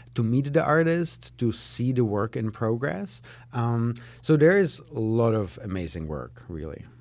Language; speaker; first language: English; non-native, fluent; Czech